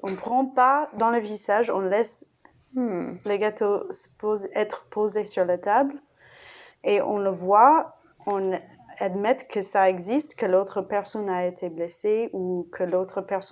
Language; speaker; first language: French; non-native, fluent; English